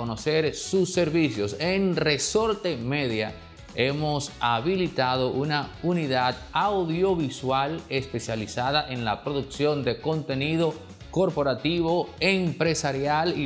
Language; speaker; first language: Spanish; native; Spanish